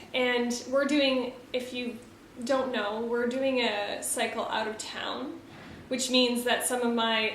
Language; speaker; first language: English; native; English